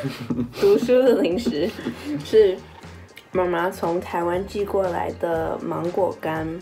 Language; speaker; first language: Chinese; early bilingual, heritage; Chinese